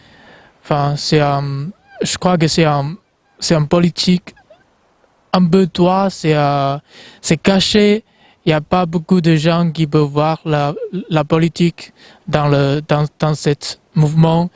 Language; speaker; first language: French; non-native, fluent; Chinese